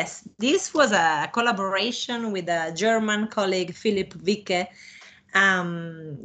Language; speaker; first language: English; non-native, fluent; Italian